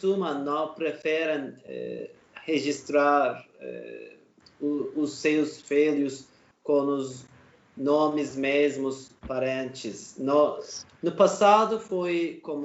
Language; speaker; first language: Portuguese; non-native, learner; Turkish